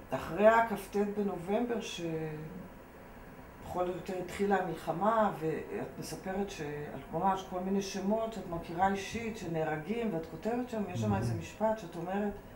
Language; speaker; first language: Hebrew; native; Hebrew